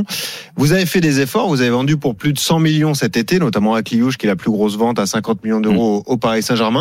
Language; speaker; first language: French; native; French